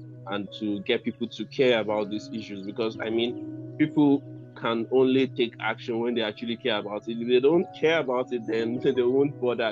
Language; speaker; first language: English; non-native, local second language; Yoruba